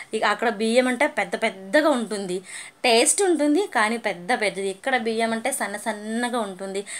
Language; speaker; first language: Telugu; non-native, learner; Malayalam